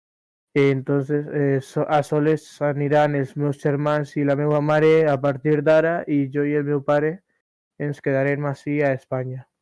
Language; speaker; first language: Catalan; early bilingual, other home language; Urdu